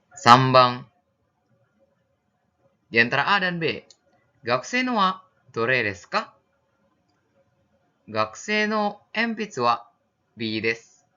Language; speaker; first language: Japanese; non-native, fluent; Indonesian